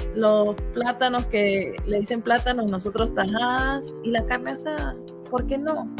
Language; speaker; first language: Spanish; native; Spanish